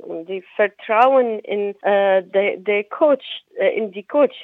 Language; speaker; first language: German; non-native, learner; Arabic